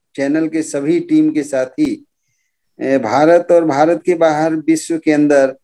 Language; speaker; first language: Hindi; native; Hindi